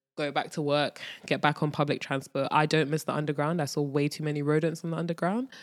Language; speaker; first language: English; native; English